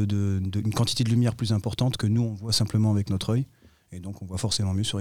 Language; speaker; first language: French; native; French